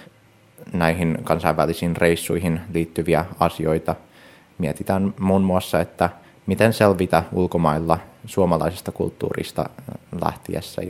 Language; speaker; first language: Finnish; early bilingual, heritage; Finnish